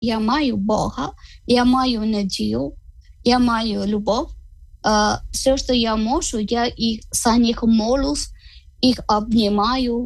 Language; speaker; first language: Ukrainian; non-native, learner; Malayalam